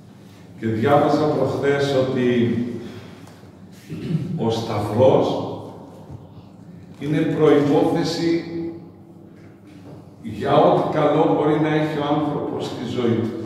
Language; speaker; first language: Greek; native; Greek